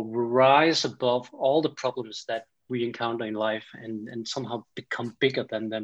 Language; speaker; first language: English; non-native, fluent; Danish